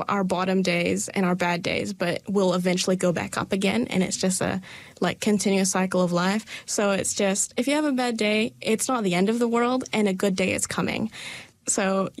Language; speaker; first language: English; non-native, local second language; Malay